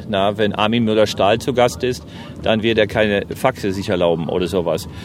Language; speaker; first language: German; non-native, fluent; English